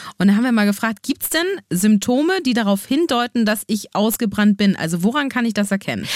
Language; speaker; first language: German; native; German